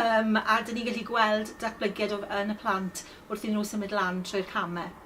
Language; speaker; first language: Welsh; native; Welsh